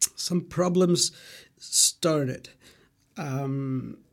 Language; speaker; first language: English; non-native, fluent; Greek